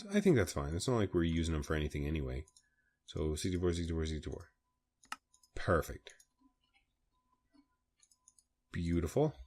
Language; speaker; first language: English; native; English